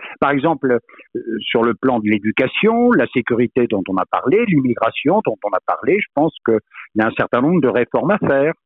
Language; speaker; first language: French; native; French